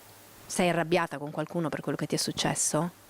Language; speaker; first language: Italian; native; Italian